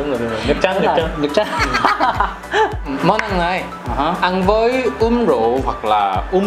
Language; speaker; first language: Vietnamese; non-native, learner; Korean